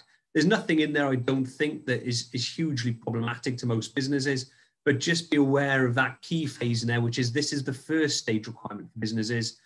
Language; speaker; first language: English; native; English